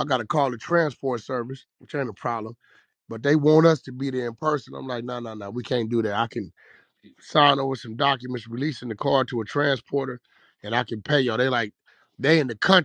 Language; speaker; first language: English; native; English